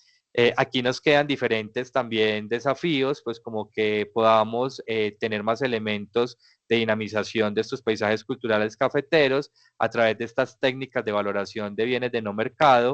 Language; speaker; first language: Spanish; native; Spanish